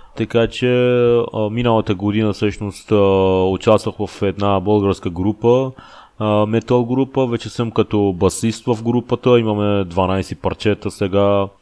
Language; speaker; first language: Bulgarian; non-native, fluent; Persian